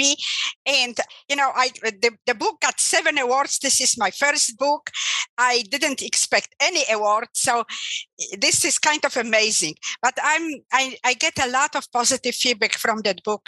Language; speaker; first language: English; non-native, fluent; Polish